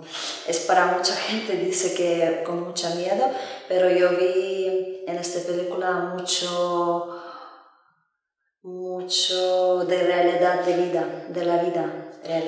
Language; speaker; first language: Spanish; non-native, learner; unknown